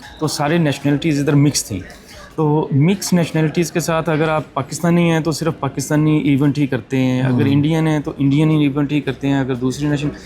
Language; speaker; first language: Urdu; non-native, local second language; Punjabi